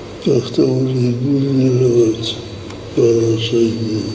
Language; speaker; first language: Russian; non-native, local second language; Georgian